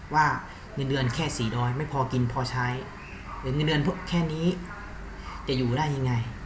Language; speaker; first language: Thai; native; Thai